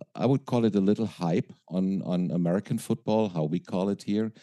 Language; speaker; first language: English; non-native, fluent; German